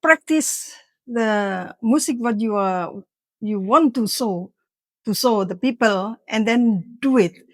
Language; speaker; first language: English; non-native, learner; Indonesian